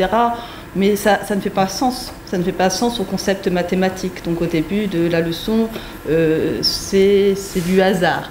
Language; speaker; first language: French; native; French